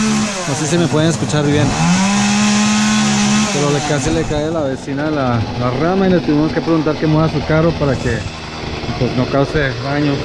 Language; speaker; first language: Spanish; early bilingual, heritage; Spanish